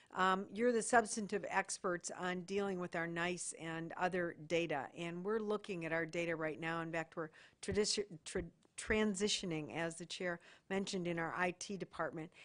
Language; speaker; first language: English; native; English